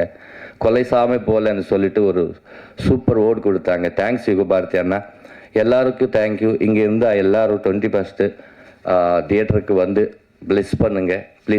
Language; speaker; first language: Tamil; non-native, learner; Telugu